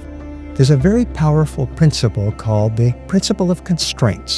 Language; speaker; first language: English; native; English